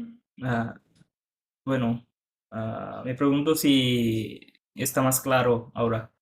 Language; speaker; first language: Spanish; non-native, fluent; Bangla